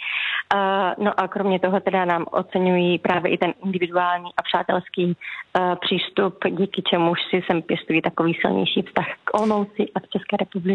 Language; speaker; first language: Czech; native; Czech